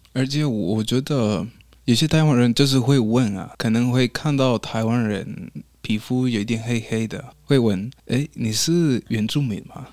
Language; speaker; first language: Chinese; non-native, fluent; Spanish